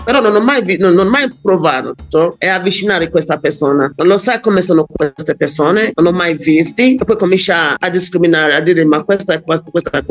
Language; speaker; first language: Italian; non-native, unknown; English